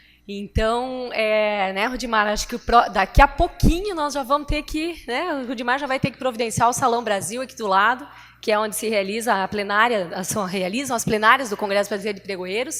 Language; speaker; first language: Portuguese; native; Portuguese